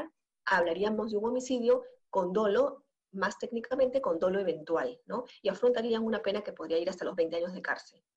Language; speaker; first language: Spanish; native; Spanish